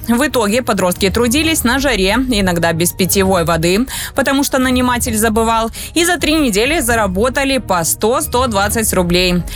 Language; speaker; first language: Russian; native; Russian